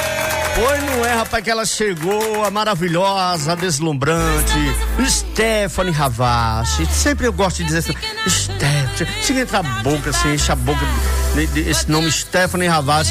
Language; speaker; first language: Portuguese; native; Portuguese